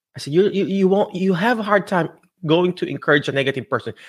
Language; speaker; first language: English; non-native, local second language; Filipino